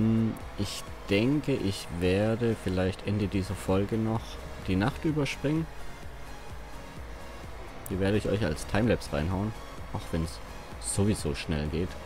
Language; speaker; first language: German; native; German